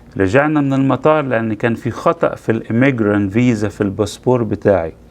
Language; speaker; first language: Arabic; native; Arabic